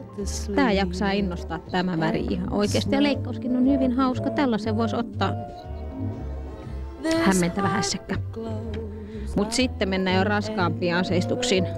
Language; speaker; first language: Finnish; native; Finnish